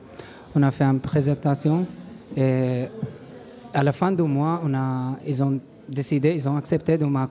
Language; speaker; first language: French; non-native, learner; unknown